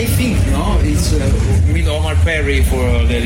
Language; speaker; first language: English; non-native, learner; Italian